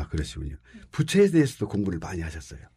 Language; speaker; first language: Korean; native; Korean